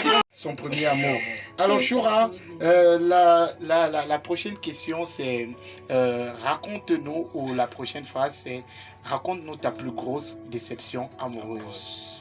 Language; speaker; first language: French; native; French